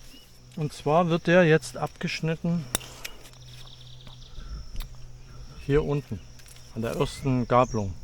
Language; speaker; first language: German; native; German